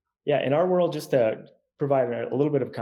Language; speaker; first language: English; native; English